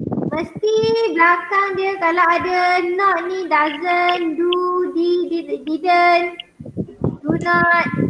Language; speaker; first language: English; non-native, local second language; Malay